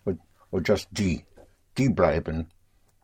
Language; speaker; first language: German; non-native, fluent; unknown